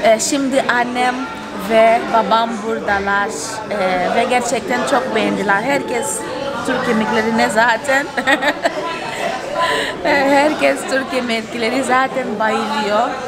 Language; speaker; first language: Turkish; non-native, fluent; Portuguese